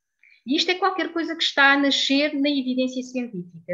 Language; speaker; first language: Portuguese; native; Portuguese